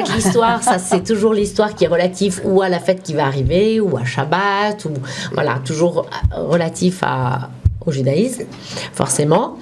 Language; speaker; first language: French; native; French